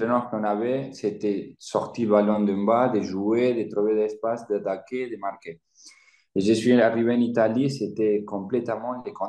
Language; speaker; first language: French; non-native, fluent; Spanish